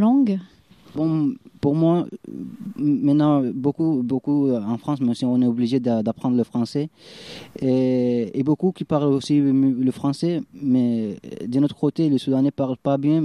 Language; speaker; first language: French; non-native, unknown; Arabic